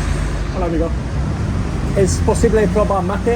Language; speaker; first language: Spanish; non-native, learner; English